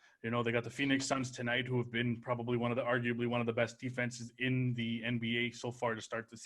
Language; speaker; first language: English; native; English